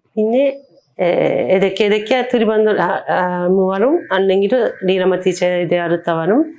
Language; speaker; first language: Malayalam; non-native, learner; Japanese